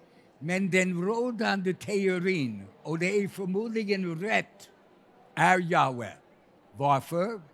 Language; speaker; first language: Swedish; non-native, fluent; English